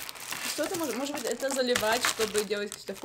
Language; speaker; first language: Russian; early bilingual, heritage; Russian